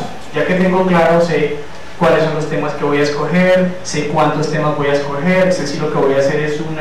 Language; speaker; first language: Spanish; native; Spanish